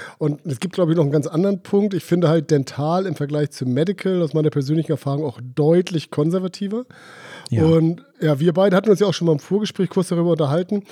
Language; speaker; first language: German; native; German